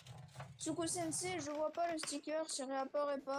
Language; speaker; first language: French; native; French